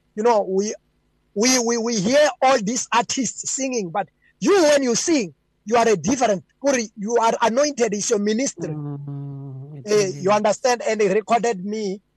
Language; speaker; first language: English; non-native, local second language; Venda